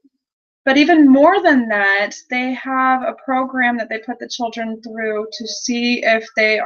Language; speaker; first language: English; native; English